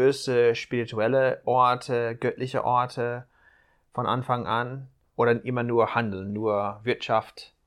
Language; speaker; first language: German; non-native, fluent; English